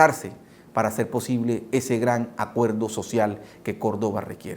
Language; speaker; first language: Spanish; native; Spanish